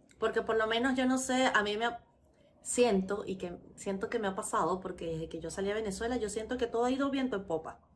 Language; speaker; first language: Spanish; native; Spanish